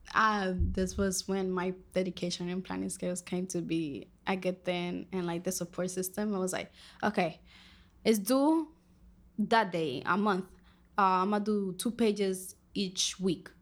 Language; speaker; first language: English; non-native, fluent; Spanish